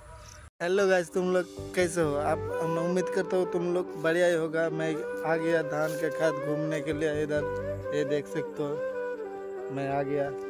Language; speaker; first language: Hindi; non-native, local second language; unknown